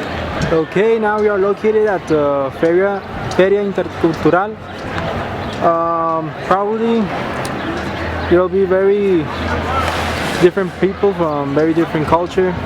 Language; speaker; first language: English; non-native, learner; Spanish